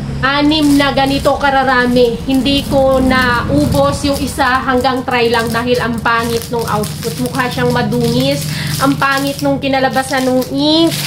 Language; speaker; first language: Filipino; non-native, local second language; Cebuano